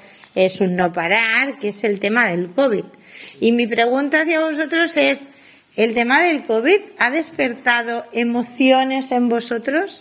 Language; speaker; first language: Spanish; native; Spanish